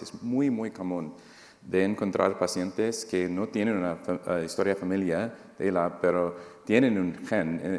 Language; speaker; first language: Spanish; non-native, fluent; English